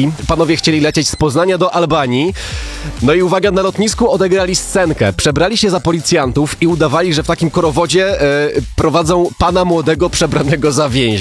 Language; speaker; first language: Polish; native; Polish